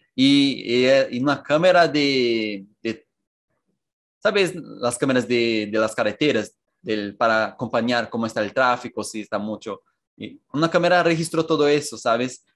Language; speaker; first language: Spanish; non-native, fluent; Portuguese